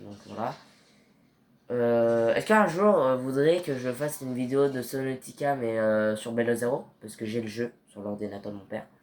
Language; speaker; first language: French; native; French